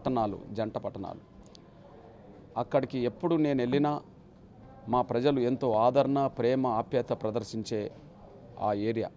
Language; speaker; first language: Telugu; native; Telugu